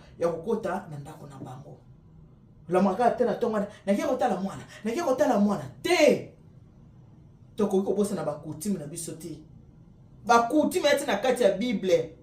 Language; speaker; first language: Lingala; non-native, local second language; Luba-Lulua